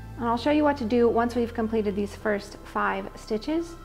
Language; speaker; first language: English; native; English